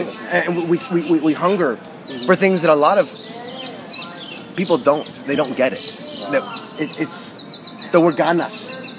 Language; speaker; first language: English; early bilingual, other home language; Spanish